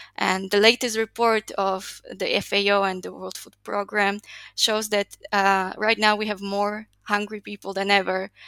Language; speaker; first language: English; non-native, fluent; Slovak